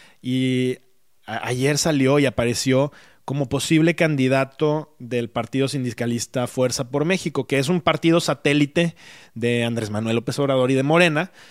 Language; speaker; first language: Spanish; native; Spanish